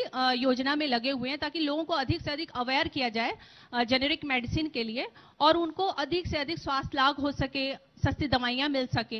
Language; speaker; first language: Hindi; native; Hindi